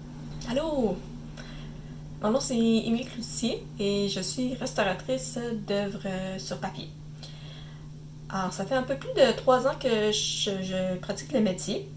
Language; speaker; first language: French; native; French